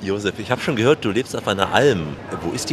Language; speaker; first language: German; native; German